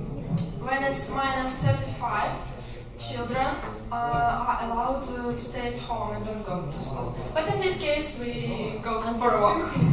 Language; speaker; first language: English; non-native, learner; Russian